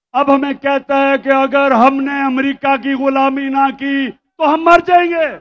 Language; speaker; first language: Urdu; native; Urdu